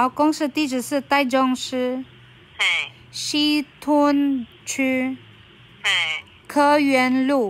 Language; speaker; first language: Chinese; non-native, fluent; Filipino